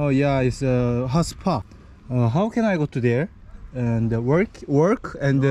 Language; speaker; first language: English; non-native, learner; Korean